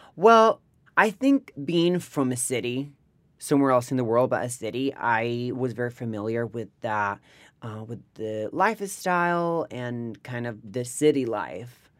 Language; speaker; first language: English; non-native, fluent; Spanish